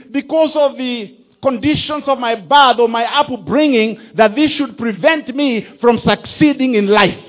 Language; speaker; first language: English; non-native, local second language; Kikuyu